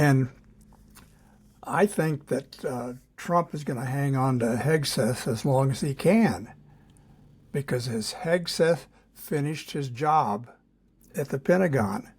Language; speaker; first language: English; native; English